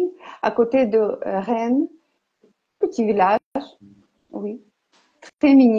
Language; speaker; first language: French; non-native, learner; Ukrainian